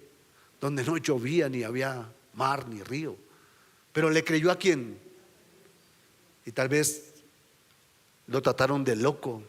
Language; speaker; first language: Spanish; native; Spanish